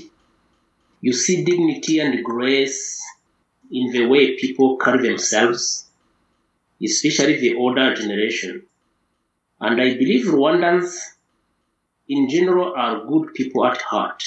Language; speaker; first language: English; non-native, local second language; Kinyarwanda